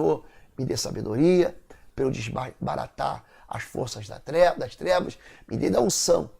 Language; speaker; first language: Portuguese; native; Portuguese